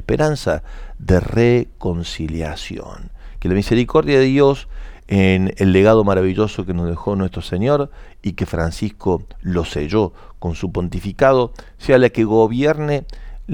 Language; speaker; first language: Spanish; native; Spanish